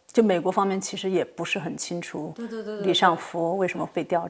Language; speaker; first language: Chinese; native; Chinese